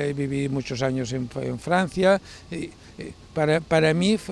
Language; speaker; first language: Spanish; native; Spanish